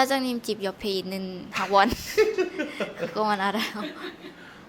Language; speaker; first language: Korean; non-native, fluent; Lao